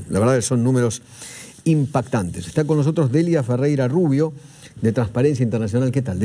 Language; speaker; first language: Spanish; native; Spanish